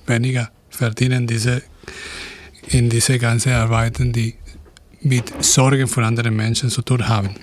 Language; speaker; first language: German; non-native, fluent; Spanish